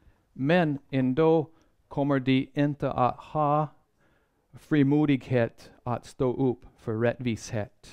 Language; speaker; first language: Swedish; non-native, fluent; English